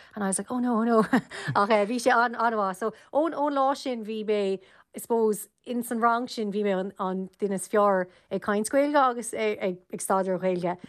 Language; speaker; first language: Irish; non-native, local second language; English